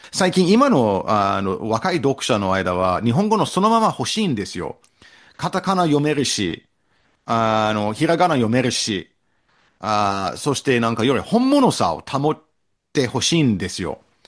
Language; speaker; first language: Japanese; non-native, fluent; English